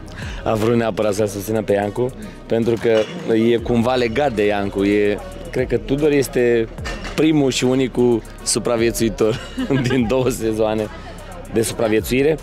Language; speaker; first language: Romanian; native; Romanian